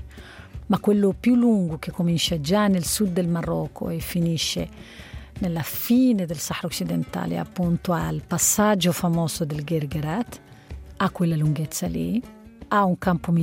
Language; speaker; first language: Italian; non-native, fluent; Arabic